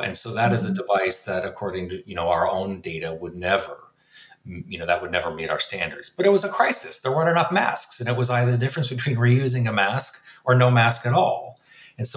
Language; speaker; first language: English; native; English